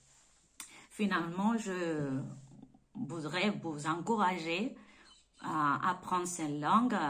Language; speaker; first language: French; non-native, fluent; Spanish